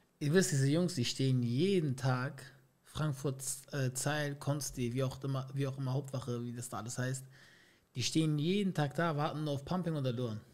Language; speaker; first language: German; early bilingual, other home language; Turkish